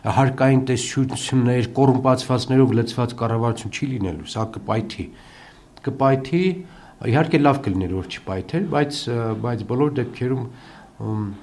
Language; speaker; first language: Armenian; native; Armenian